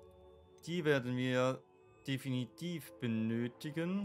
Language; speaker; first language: German; native; German